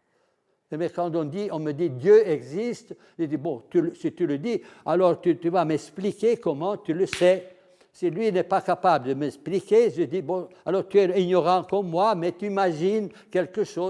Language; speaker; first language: French; non-native, fluent; Italian